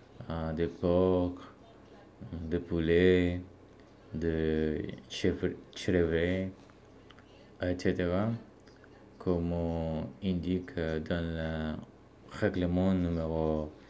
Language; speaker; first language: French; non-native, learner; Spanish